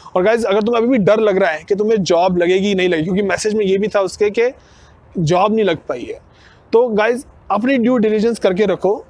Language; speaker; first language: Hindi; non-native, local second language; Punjabi